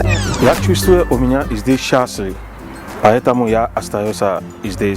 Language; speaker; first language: Russian; non-native, learner; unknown